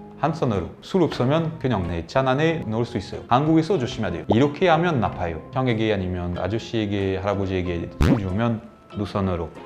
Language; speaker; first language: Korean; non-native, learner; French